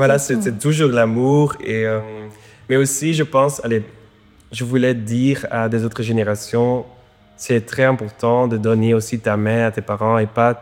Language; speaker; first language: French; non-native, learner; Dutch